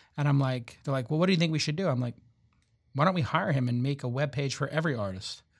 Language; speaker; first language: English; native; English